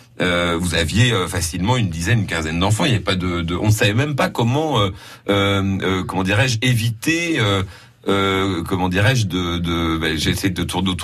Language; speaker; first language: French; native; French